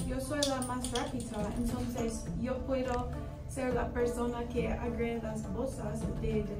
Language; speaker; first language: Spanish; non-native, learner; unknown